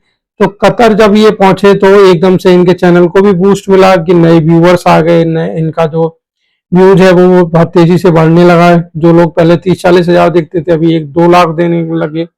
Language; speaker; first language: Hindi; native; Hindi